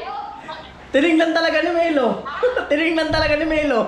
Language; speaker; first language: Filipino; native; Filipino